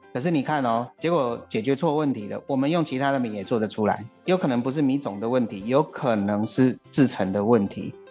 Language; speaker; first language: Chinese; native; Chinese